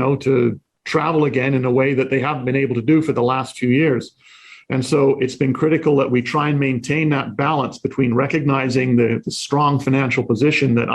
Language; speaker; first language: English; native; English